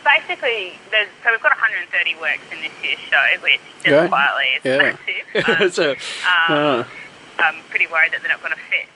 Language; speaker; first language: English; native; English